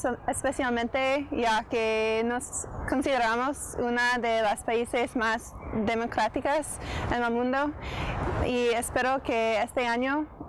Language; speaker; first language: Spanish; non-native, fluent; English